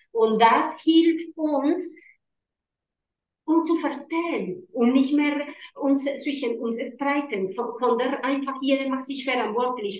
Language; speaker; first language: German; non-native, learner; Spanish